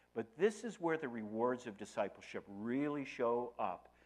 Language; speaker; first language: English; native; English